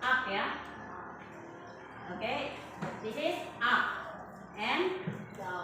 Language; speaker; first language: English; non-native, learner; Indonesian